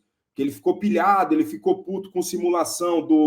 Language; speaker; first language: Portuguese; native; Portuguese